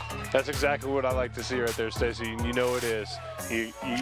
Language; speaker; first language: English; native; English